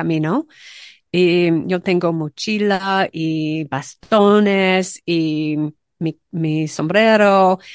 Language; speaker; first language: Spanish; non-native, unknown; English